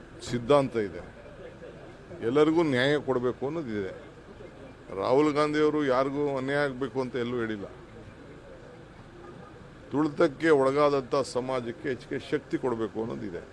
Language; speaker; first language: Kannada; native; Kannada